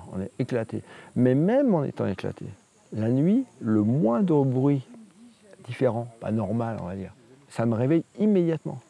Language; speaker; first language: French; native; French